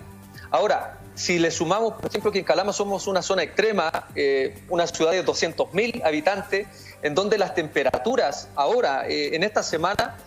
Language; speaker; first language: Spanish; native; Spanish